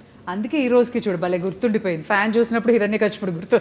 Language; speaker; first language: Telugu; native; Telugu